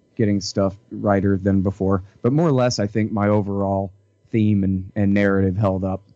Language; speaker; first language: English; native; English